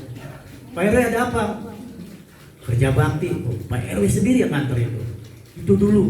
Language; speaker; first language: Indonesian; native; Indonesian